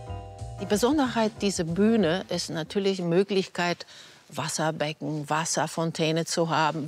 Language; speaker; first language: German; non-native, fluent; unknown